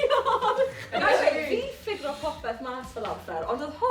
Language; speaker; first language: Welsh; native; Welsh